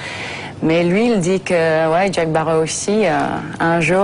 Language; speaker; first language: French; non-native, fluent; English